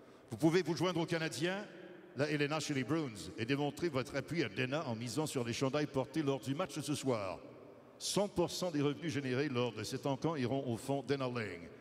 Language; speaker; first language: French; native; French